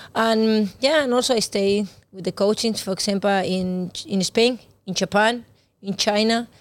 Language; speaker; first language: English; non-native, learner; Spanish